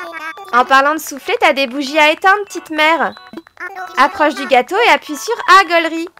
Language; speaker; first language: French; native; French